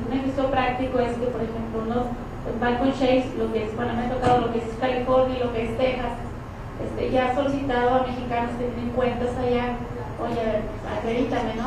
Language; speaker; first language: Spanish; native; Spanish